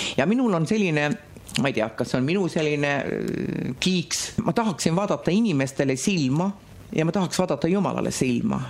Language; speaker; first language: Estonian; native; Estonian